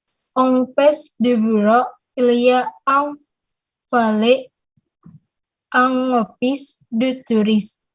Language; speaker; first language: French; non-native, learner; Indonesian